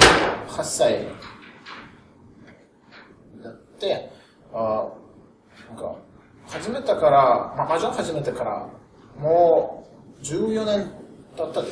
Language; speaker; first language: Japanese; non-native, learner; Russian